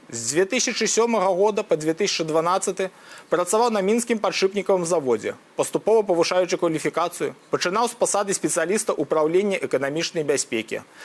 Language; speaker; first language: Belarusian; native; Belarusian